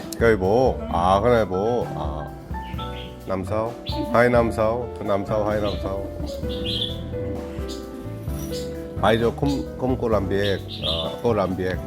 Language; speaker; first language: Vietnamese; non-native, learner; Korean